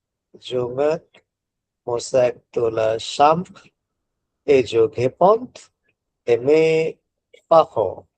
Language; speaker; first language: French; non-native, learner; Bangla